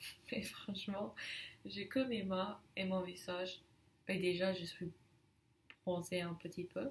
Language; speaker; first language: French; non-native, learner; English